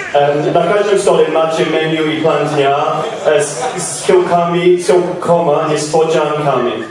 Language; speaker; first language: Polish; non-native, learner; English